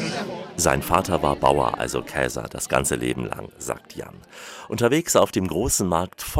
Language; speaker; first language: German; native; German